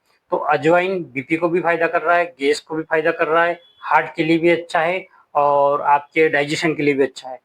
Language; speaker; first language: Hindi; native; Hindi